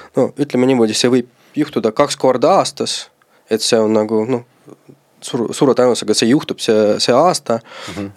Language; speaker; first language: Estonian; non-native, local second language; Russian